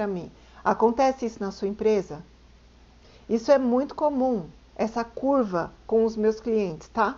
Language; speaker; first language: Portuguese; native; Portuguese